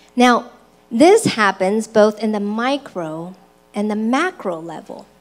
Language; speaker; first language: English; early bilingual, other home language; Chinese